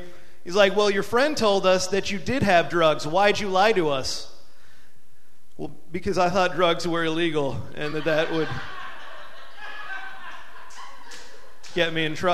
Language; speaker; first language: English; native; English